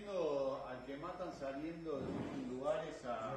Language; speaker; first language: Spanish; native; Spanish